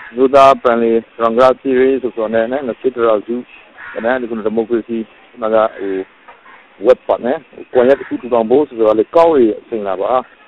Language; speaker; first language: Burmese; native; Burmese